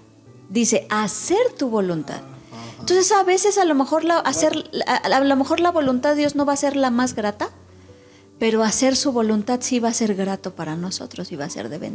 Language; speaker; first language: Spanish; native; Spanish